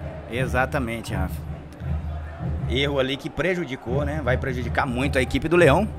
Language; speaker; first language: Portuguese; native; Portuguese